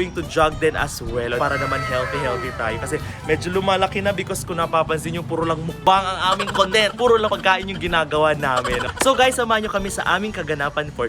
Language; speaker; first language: Filipino; non-native, local second language; Bikol